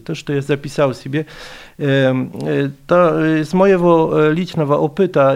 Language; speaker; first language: Russian; non-native, fluent; Polish